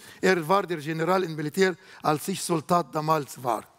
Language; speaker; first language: German; non-native, fluent; Arabic